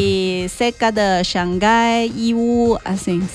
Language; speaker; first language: Spanish; non-native, learner; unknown